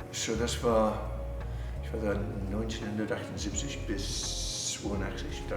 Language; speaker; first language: German; non-native, learner; English